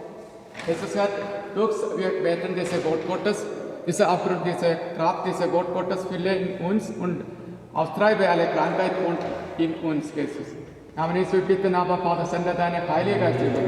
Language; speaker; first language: German; non-native, learner; Malayalam